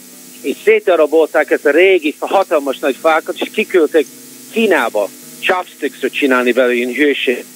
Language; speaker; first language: Hungarian; early bilingual, heritage; Hungarian